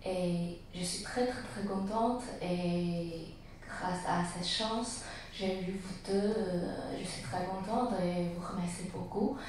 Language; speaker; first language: French; non-native, learner; Chinese